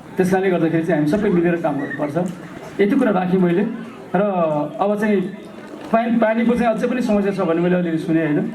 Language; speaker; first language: Nepali; non-native, local second language; Gurung